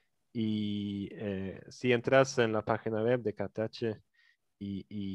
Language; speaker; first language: Spanish; non-native, fluent; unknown